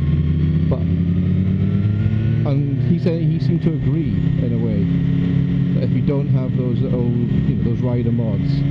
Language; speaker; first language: English; native; English